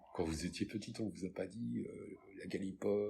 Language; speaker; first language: French; native; French